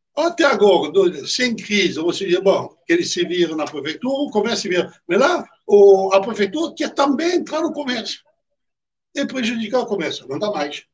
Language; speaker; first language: Portuguese; non-native, fluent; French